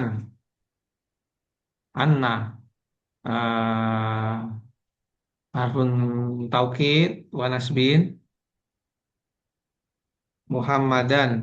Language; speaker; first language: Arabic; non-native, learner; Indonesian